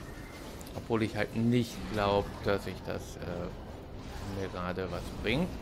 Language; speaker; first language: German; native; German